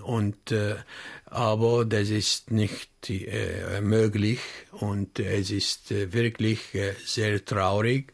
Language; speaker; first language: German; non-native, fluent; Arabic